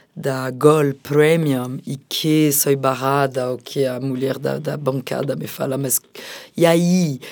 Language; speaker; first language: Portuguese; non-native, fluent; French